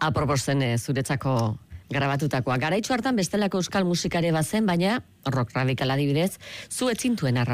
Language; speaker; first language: Basque; native; Basque